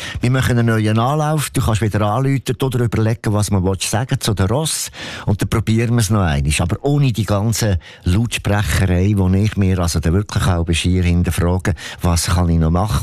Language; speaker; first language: German; native; German